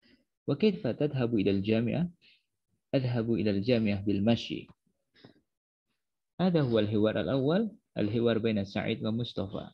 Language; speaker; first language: Arabic; non-native, fluent; Indonesian